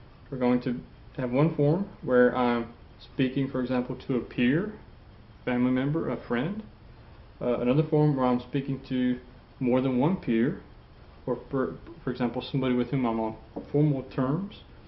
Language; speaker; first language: English; native; English